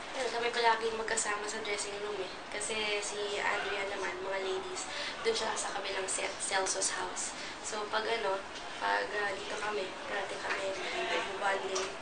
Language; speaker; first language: Filipino; native; Filipino